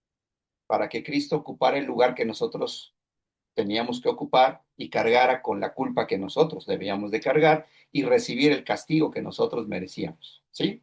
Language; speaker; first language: Spanish; native; Spanish